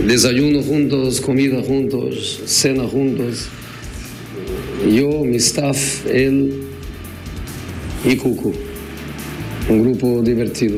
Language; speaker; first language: Spanish; non-native, fluent; Portuguese